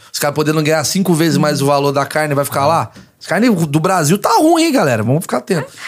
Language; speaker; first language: Portuguese; native; Portuguese